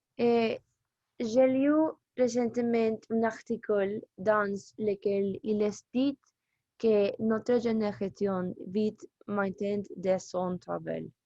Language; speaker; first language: French; non-native, learner; Spanish